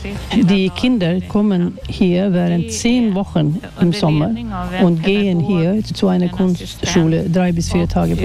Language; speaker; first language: German; non-native, fluent; Swedish